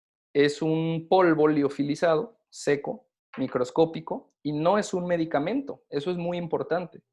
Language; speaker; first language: Spanish; native; Spanish